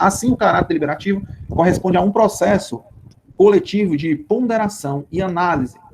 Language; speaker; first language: Portuguese; native; Portuguese